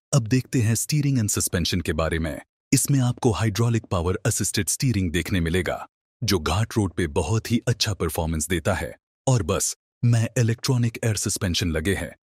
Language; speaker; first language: Hindi; non-native, local second language; Marathi